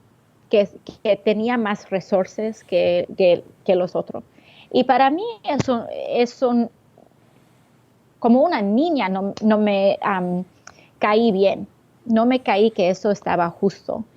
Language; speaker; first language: Spanish; early bilingual, heritage; English